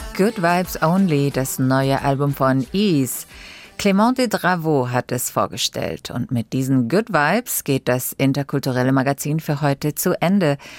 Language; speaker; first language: German; native; German